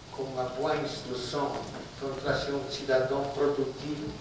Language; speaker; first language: Portuguese; non-native, fluent; Yiddish